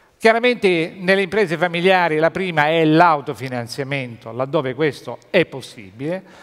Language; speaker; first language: Italian; native; Italian